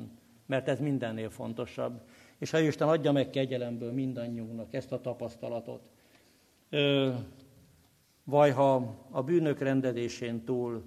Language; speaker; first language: Hungarian; native; Hungarian